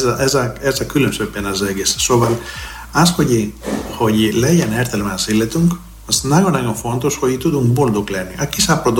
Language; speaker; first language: Hungarian; non-native, fluent; Greek